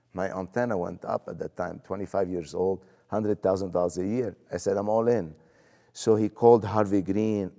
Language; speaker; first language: English; non-native, fluent; Arabic